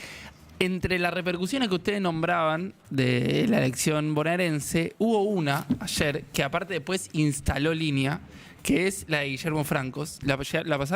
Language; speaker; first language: Spanish; native; Spanish